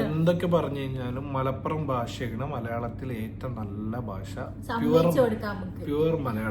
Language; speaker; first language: Malayalam; native; Malayalam